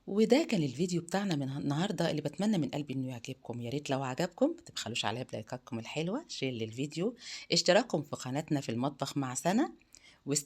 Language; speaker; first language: Arabic; native; Arabic